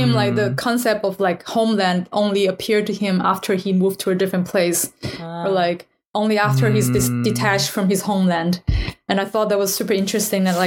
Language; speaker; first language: English; non-native, fluent; Chinese